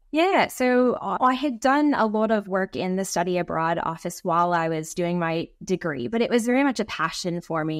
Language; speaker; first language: English; native; English